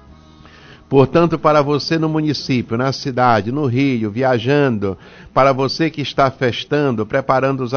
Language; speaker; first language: Portuguese; native; Portuguese